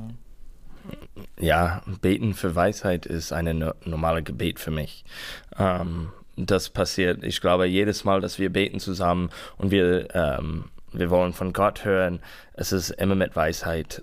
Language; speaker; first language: German; non-native, learner; English